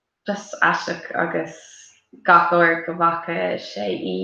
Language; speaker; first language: Irish; non-native, local second language; English